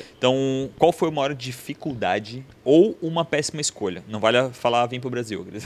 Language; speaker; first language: Portuguese; native; Portuguese